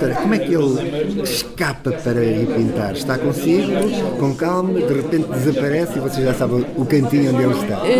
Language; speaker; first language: Portuguese; native; Portuguese